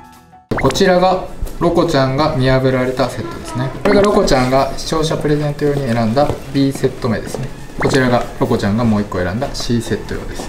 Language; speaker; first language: Japanese; native; Japanese